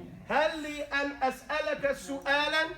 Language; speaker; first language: Arabic; non-native, fluent; English